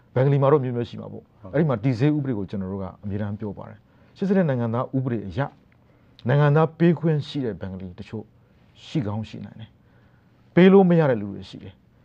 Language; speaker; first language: Burmese; native; Burmese